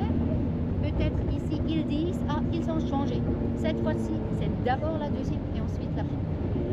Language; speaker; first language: French; non-native, local second language; German